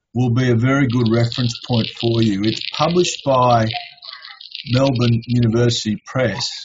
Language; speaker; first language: English; native; English